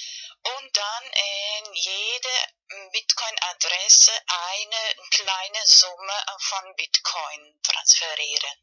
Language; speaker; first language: German; non-native, fluent; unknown